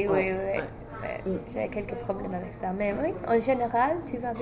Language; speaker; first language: French; non-native, fluent; English